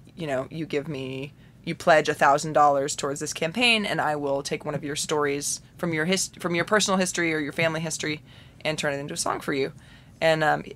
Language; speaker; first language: English; native; English